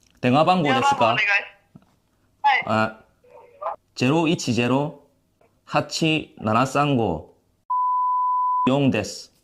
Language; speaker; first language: Japanese; non-native, learner; Korean